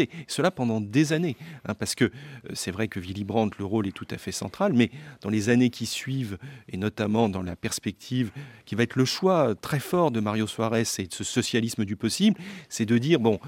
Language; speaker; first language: French; native; French